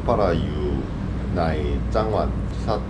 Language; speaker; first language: Thai; non-native, learner; Korean